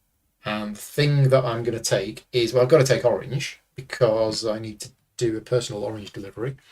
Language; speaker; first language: English; native; English